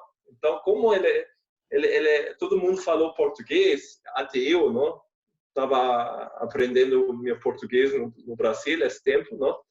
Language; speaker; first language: Portuguese; non-native, fluent; German